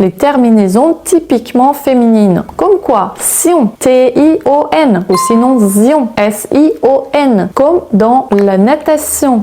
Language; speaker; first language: French; non-native, fluent; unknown